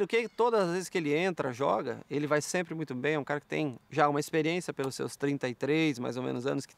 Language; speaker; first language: Portuguese; native; Portuguese